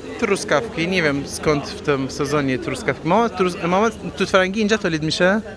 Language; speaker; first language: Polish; non-native, fluent; Persian